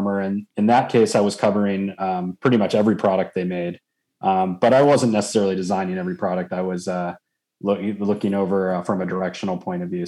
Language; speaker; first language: English; native; English